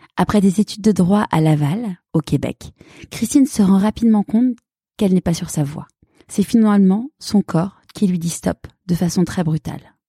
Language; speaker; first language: French; native; French